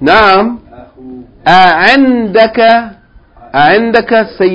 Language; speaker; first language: Arabic; non-native, fluent; English